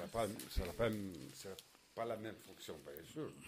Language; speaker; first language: French; non-native, learner; Arabic